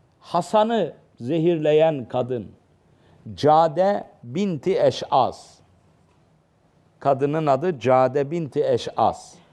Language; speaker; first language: Turkish; native; Turkish